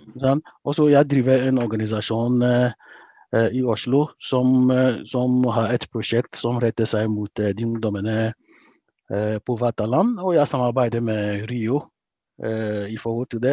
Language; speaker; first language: Norwegian; non-native, fluent; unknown